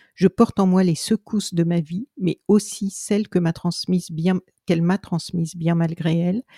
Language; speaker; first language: French; native; French